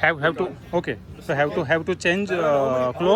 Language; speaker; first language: English; non-native, learner; Hindi